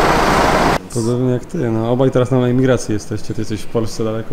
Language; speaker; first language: Polish; native; Polish